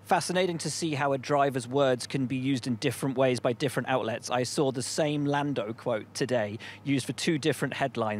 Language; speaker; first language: English; native; English